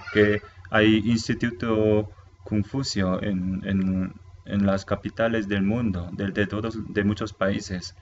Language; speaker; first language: Spanish; non-native, fluent; Korean